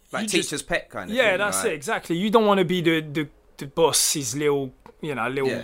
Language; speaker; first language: English; early bilingual, other home language; French